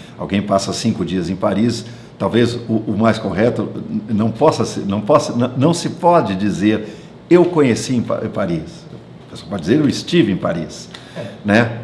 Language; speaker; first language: Portuguese; native; Portuguese